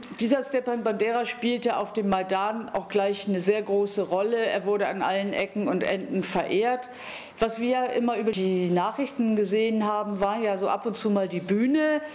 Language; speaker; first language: German; native; German